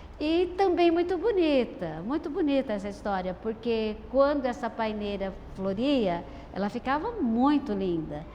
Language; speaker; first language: Portuguese; native; Portuguese